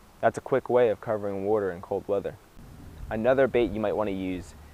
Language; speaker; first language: English; native; English